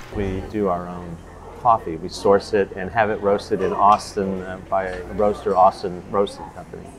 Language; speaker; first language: English; native; English